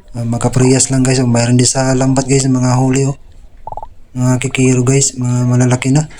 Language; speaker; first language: Filipino; non-native, local second language; Waray